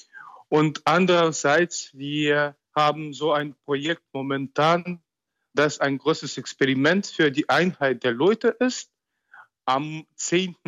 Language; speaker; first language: German; non-native, fluent; Ukrainian